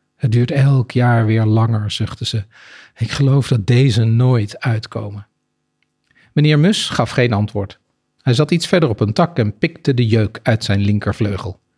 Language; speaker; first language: Dutch; native; Dutch